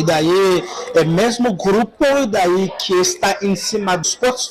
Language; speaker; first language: Portuguese; non-native, local second language; Haitian Creole